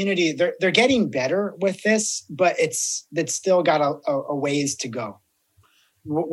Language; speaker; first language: English; native; English